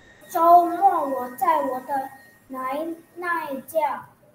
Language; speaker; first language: Chinese; non-native, learner; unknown